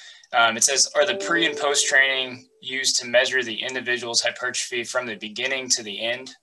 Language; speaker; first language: English; native; English